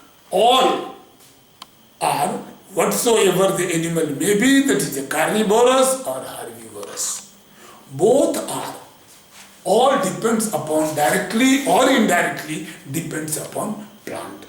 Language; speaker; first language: English; non-native, local second language; Hindi